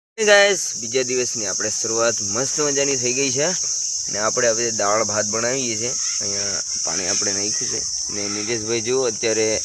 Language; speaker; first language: Gujarati; non-native, local second language; Bhili